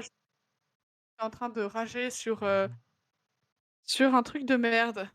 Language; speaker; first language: French; native; French